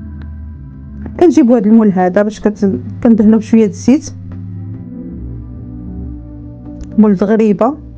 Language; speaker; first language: Arabic; native; Arabic